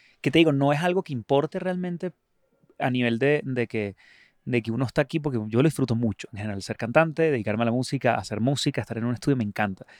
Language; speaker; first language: Spanish; native; Spanish